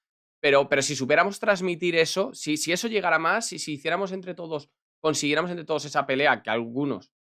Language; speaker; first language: Spanish; native; Spanish